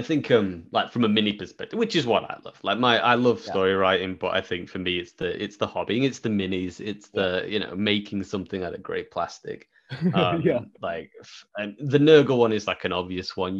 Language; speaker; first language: English; native; English